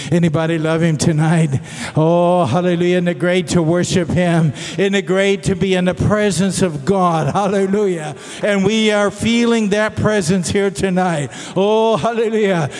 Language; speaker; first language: English; native; English